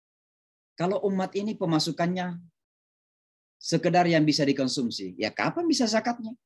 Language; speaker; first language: Indonesian; native; Indonesian